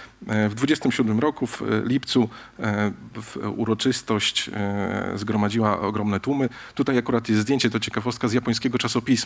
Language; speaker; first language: Polish; native; Polish